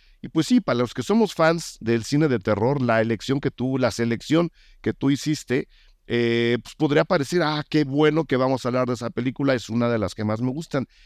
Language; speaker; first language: Spanish; native; Spanish